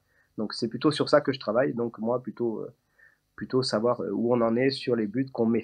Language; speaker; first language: French; native; French